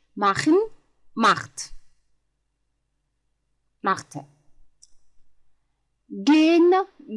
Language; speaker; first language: German; non-native, fluent; Georgian